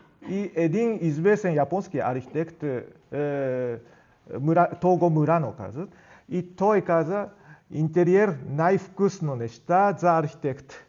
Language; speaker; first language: Bulgarian; non-native, learner; Japanese